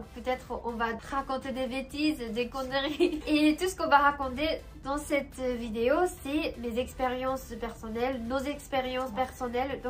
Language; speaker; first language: French; non-native, fluent; Japanese